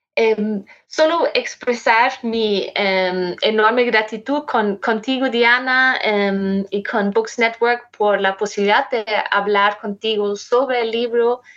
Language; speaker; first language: Spanish; non-native, fluent; German